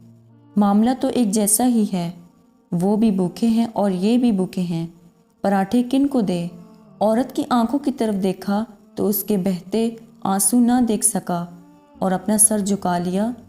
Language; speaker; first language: Urdu; native; Urdu